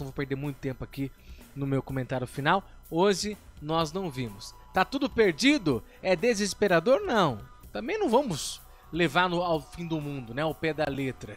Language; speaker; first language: Portuguese; native; Portuguese